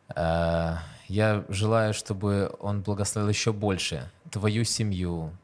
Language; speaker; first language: Russian; non-native, local second language; Hungarian